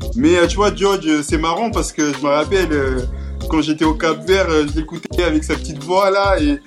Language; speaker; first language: French; early bilingual, other home language; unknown